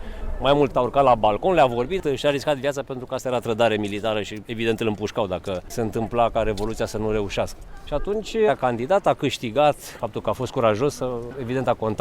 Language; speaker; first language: Romanian; native; Romanian